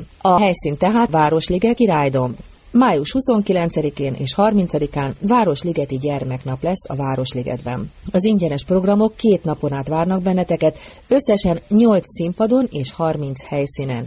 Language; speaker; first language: Hungarian; native; Hungarian